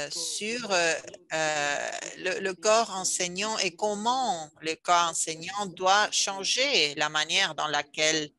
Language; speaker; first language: French; non-native, fluent; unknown